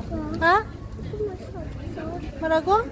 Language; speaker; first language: Korean; native; Korean